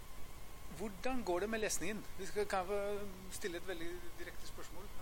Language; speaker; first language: Norwegian; non-native, fluent; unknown